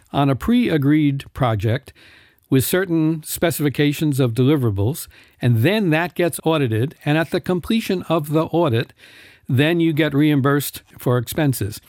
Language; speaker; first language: English; native; English